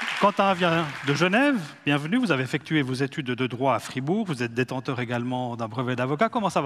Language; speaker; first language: French; native; French